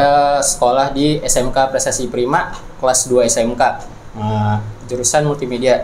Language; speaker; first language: Indonesian; native; Indonesian